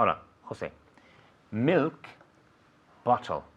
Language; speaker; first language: Spanish; non-native, fluent; English